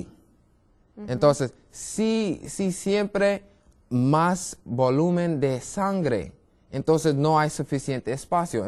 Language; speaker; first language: Spanish; non-native, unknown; English